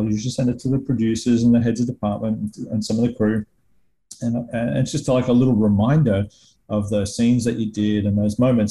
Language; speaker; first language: English; native; English